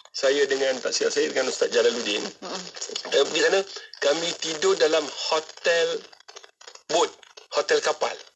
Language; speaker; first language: Malay; native; Malay